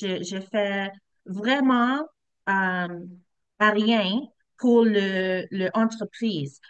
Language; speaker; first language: French; non-native, learner; English